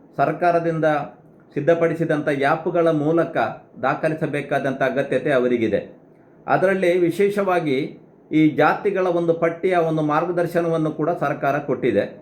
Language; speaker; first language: Kannada; non-native, local second language; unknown